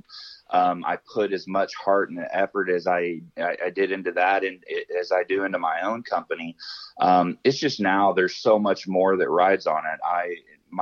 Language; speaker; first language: English; native; English